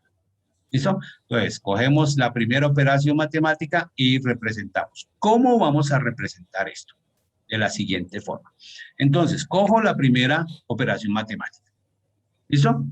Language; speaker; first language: Spanish; native; Spanish